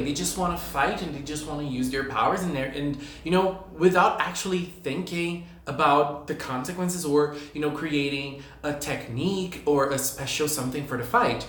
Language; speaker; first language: English; non-native, fluent; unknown